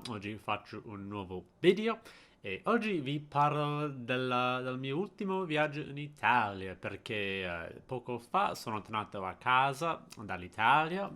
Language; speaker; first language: Italian; non-native, fluent; English